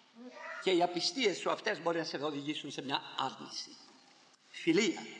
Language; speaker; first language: Greek; native; Greek